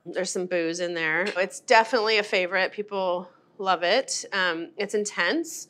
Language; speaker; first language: English; native; English